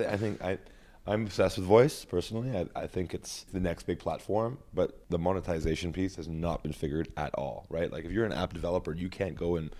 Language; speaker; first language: English; native; English